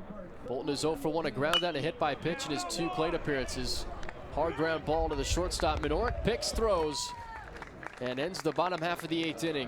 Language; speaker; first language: English; native; English